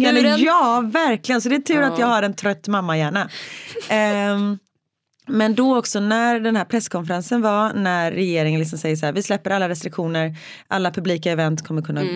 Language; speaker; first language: Swedish; native; Swedish